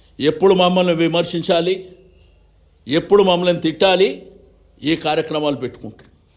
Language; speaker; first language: Telugu; native; Telugu